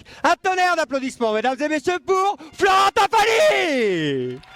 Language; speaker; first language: French; native; French